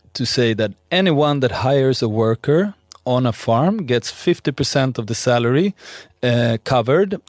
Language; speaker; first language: English; non-native, fluent; Swedish